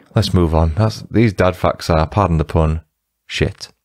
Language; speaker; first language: English; native; English